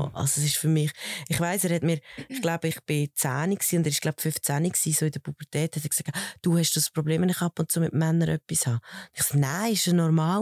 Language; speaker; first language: German; early bilingual, other home language; Spanish